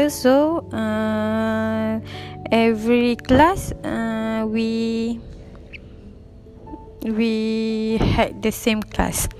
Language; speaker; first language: English; non-native, learner; Malay